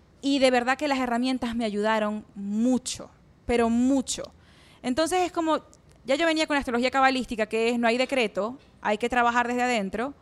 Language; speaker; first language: Spanish; native; Spanish